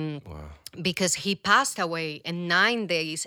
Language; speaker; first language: English; non-native, fluent; Spanish